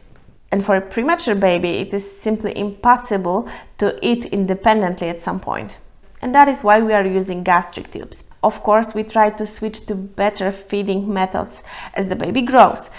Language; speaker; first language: English; non-native, fluent; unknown